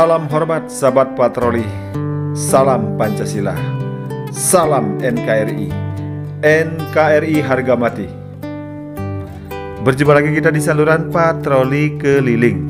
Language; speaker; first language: Indonesian; native; Indonesian